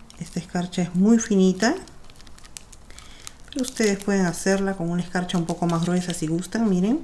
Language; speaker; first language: Spanish; native; Spanish